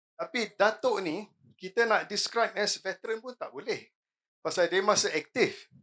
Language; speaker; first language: Malay; native; Malay